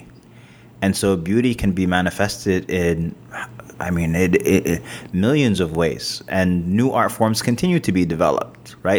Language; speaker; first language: English; native; English